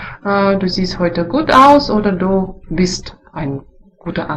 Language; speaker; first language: German; non-native, learner; Russian